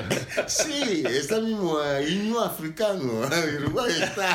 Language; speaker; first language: Spanish; non-native, learner; Lingala